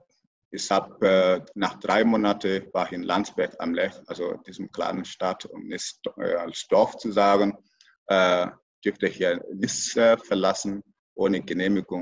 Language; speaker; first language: German; non-native, fluent; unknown